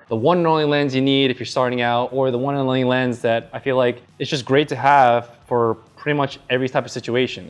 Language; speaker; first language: English; native; English